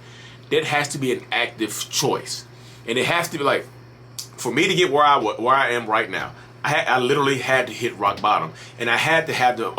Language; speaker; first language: English; native; English